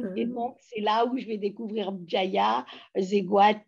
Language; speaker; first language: French; native; French